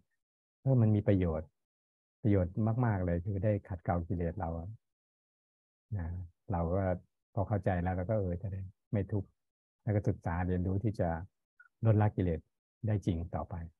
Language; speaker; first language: Thai; native; Thai